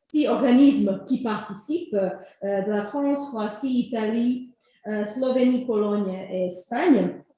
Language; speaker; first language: French; non-native, fluent; Croatian